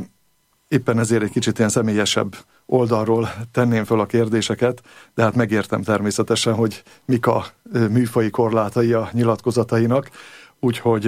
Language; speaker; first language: Hungarian; native; Hungarian